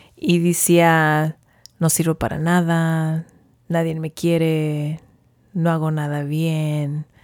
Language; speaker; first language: Spanish; early bilingual, heritage; Spanish